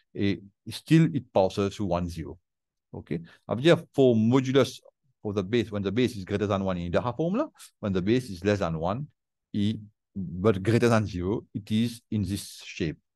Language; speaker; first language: English; non-native, local second language; Morisyen